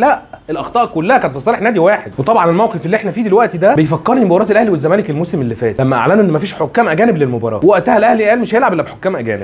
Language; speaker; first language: Arabic; native; Arabic